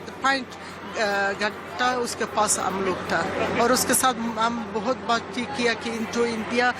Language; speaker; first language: Hindi; non-native, learner; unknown